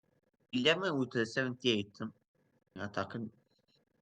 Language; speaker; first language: English; non-native, learner; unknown